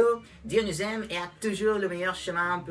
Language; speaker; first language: French; non-native, learner; Spanish